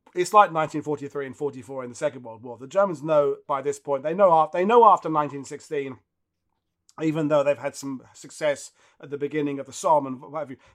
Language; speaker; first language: English; native; English